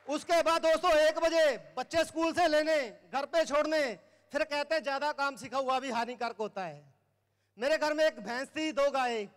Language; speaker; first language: Hindi; native; Hindi